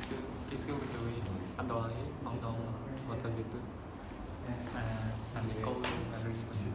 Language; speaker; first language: French; non-native, learner; Khmer